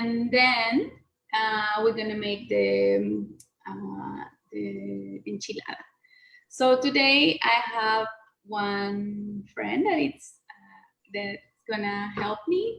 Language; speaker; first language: English; non-native, learner; Spanish